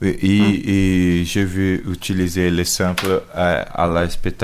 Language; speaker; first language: French; non-native, learner; Portuguese